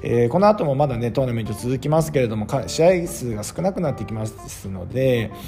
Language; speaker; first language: Japanese; native; Japanese